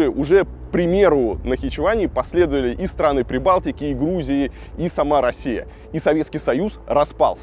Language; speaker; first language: Russian; native; Russian